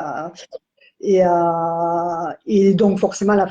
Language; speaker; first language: French; native; French